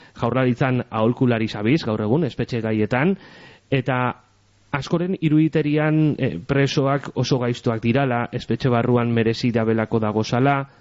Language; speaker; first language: Basque; native; Basque